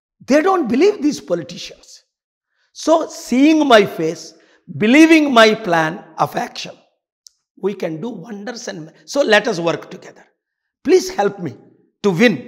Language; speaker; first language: English; non-native, local second language; Telugu